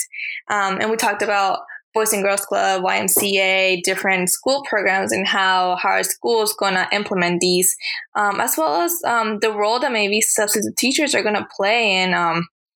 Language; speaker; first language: English; early bilingual, other home language; Spanish